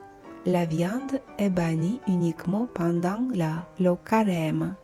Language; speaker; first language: French; non-native, fluent; Russian